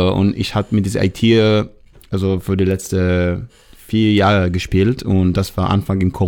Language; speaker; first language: German; non-native, learner; Hebrew